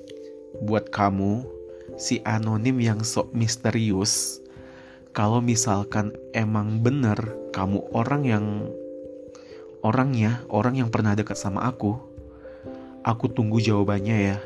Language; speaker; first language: Indonesian; native; Indonesian